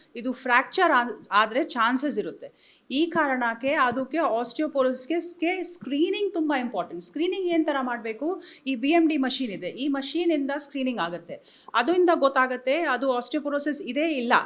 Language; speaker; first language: Kannada; non-native, learner; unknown